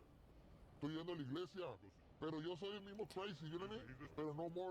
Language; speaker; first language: Spanish; native; Spanish